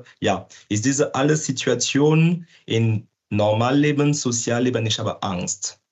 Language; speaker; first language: German; non-native, learner; French